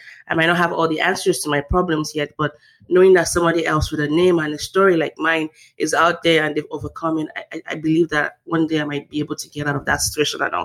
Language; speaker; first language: English; non-native, local second language; Yoruba